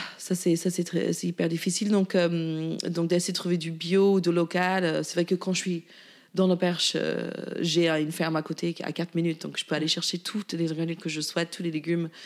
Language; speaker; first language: French; non-native, fluent; English